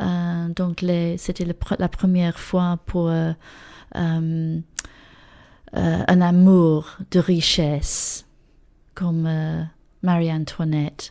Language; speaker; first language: French; non-native, learner; English